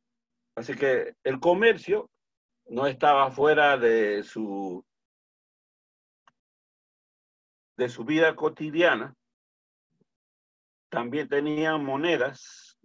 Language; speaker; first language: Spanish; native; Spanish